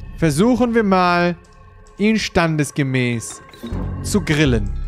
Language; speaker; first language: German; native; German